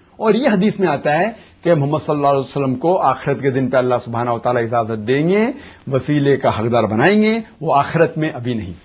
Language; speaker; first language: Urdu; non-native, local second language; Konkani